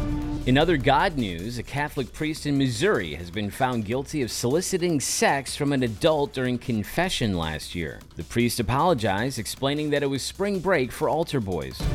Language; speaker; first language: English; native; English